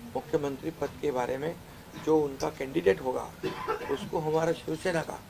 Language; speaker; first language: Hindi; non-native, local second language; Marathi